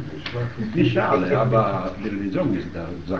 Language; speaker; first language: German; non-native, learner; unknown